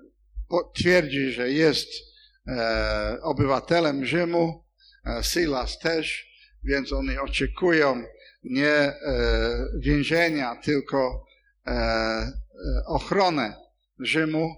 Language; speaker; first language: Polish; non-native, fluent; English